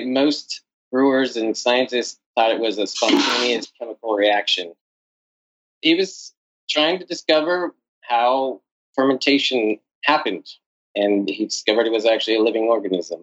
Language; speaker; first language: English; native; English